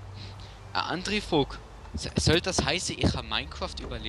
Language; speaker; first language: German; native; German